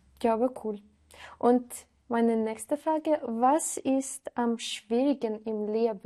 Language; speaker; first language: German; non-native, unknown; Russian